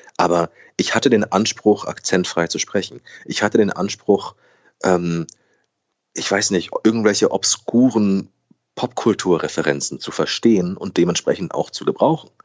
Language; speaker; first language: German; early bilingual, other home language; Portuguese